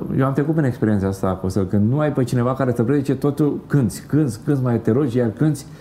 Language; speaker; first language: Romanian; native; Romanian